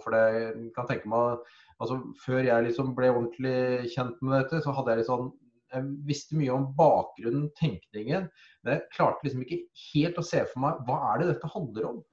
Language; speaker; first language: Norwegian; native; Norwegian